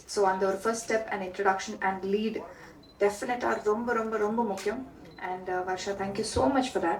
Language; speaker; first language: Tamil; non-native, learner; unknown